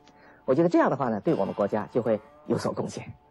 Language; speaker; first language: Chinese; native; Chinese